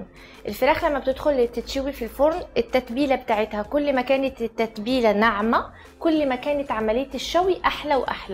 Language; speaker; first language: Arabic; native; Arabic